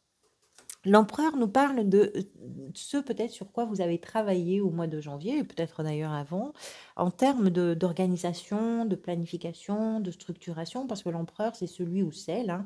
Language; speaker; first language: French; native; French